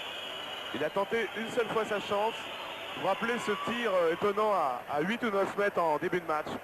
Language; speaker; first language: French; native; French